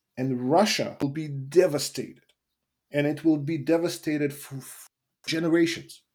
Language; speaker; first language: English; non-native, fluent; Russian